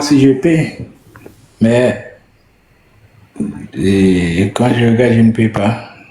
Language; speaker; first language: French; non-native, learner; Haitian Creole